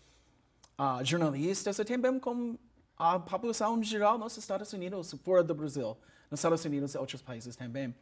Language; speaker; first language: Portuguese; non-native, learner; English